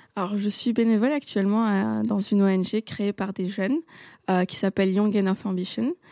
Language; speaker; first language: French; non-native, local second language; Arabic